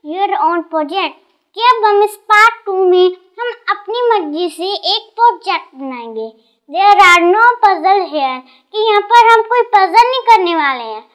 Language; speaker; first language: Hindi; non-native, local second language; Punjabi